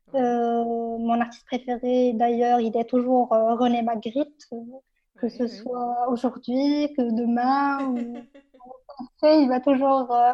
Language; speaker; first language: French; non-native, local second language; Arabic